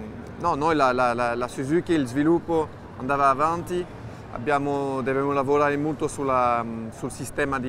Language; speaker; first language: Italian; non-native, fluent; French